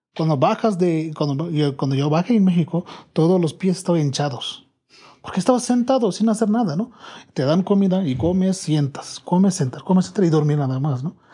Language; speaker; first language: Spanish; non-native, learner; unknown